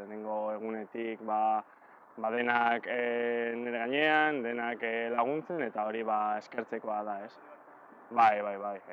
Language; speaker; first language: Basque; non-native, local second language; Spanish